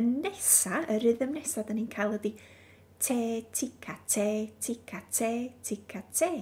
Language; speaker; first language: Welsh; native; Welsh